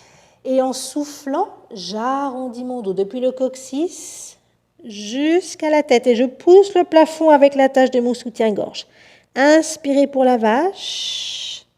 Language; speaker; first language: French; native; French